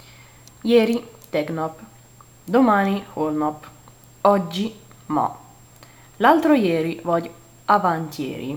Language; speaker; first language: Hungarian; non-native, learner; Italian